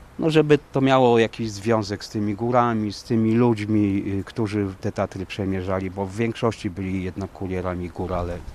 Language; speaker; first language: Polish; native; Polish